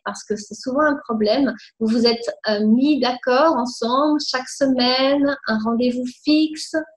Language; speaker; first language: French; native; French